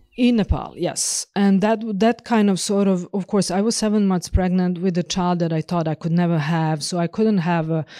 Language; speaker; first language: English; non-native, fluent; Serbian